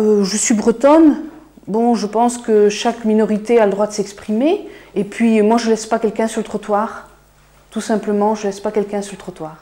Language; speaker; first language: French; native; French